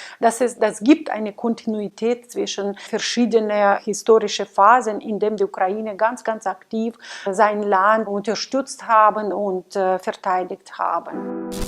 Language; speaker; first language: German; non-native, fluent; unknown